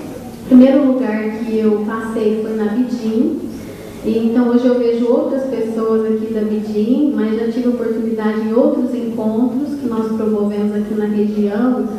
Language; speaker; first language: Portuguese; native; Portuguese